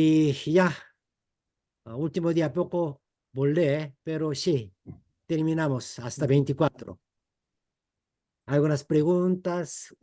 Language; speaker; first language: Spanish; non-native, fluent; Korean